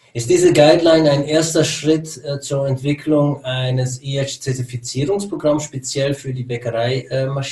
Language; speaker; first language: German; native; German